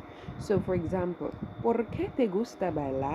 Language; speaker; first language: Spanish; non-native, fluent; English